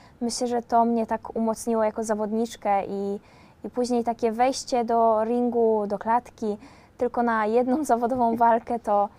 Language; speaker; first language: Polish; native; Polish